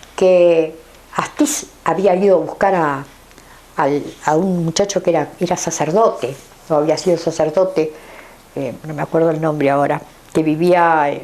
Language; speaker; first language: Spanish; native; Spanish